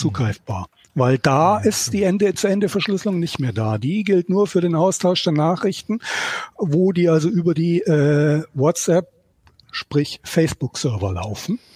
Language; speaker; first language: German; native; German